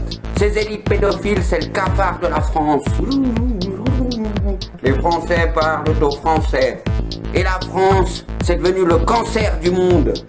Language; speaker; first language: French; native; French